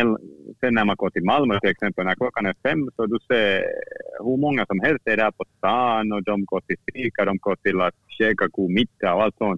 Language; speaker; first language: Swedish; non-native, fluent; Finnish